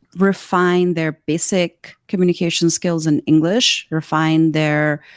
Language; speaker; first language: English; non-native, local second language; Urdu